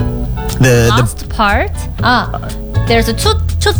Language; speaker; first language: English; non-native, learner; Korean